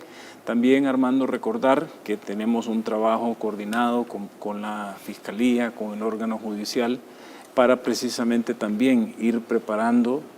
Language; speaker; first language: Spanish; native; Spanish